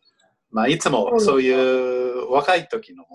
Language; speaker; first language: Japanese; non-native, fluent; English